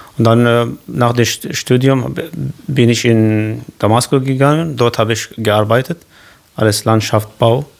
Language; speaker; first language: German; non-native, learner; Kurdish